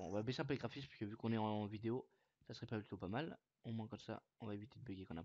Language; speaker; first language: French; native; French